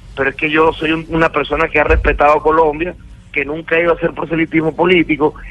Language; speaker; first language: Spanish; native; Spanish